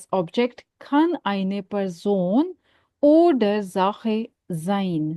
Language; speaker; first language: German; non-native, learner; Urdu